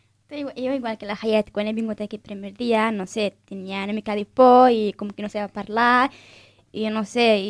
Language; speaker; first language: Catalan; early bilingual, other home language; Arabic